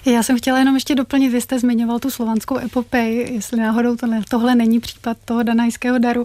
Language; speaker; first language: Czech; native; Czech